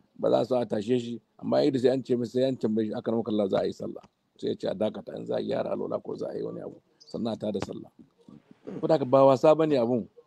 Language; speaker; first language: Hausa; native; Hausa